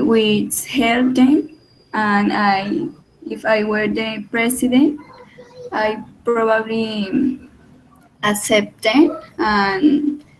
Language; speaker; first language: English; non-native, learner; Spanish